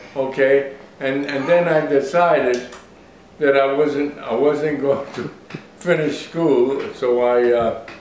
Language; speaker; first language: English; native; English